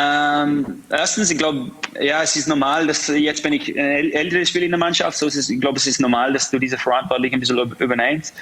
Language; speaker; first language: German; non-native, fluent; English